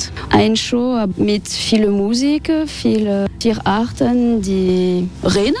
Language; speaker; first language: German; non-native, fluent; French